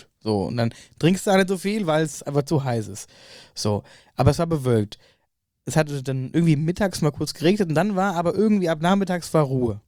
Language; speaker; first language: German; native; German